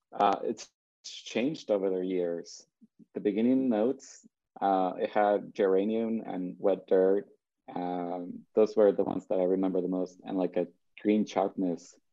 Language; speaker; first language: English; early bilingual, other home language; Spanish